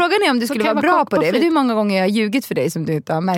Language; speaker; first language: Swedish; native; Swedish